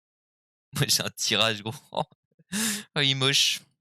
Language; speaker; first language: French; native; French